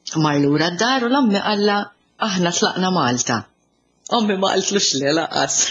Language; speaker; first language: Maltese; early bilingual, other home language; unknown